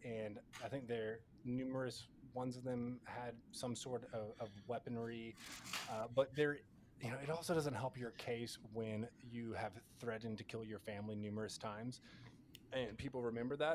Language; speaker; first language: English; native; English